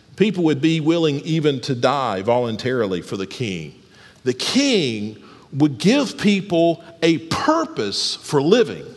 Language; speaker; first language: English; native; English